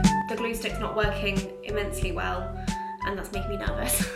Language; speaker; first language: English; native; English